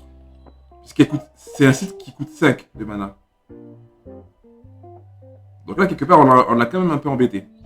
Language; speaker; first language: French; native; French